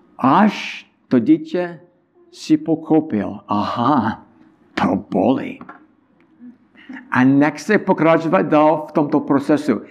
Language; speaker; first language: Czech; non-native, learner; English